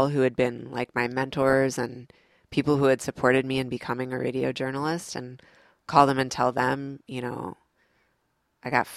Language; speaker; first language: English; native; English